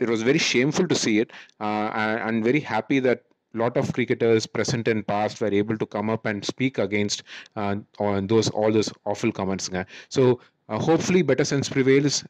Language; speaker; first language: English; non-native, local second language; Tamil